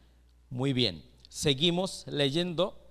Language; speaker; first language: Spanish; non-native, fluent; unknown